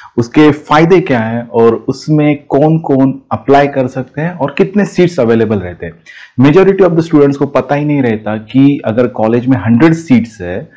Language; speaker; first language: Hindi; non-native, local second language; Marathi